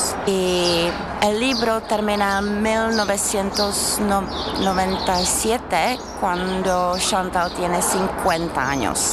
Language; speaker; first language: Spanish; non-native, learner; Czech